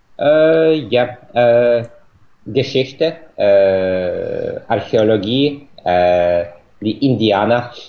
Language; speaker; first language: German; non-native, fluent; Russian